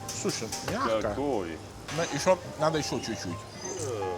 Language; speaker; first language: Russian; non-native, fluent; Italian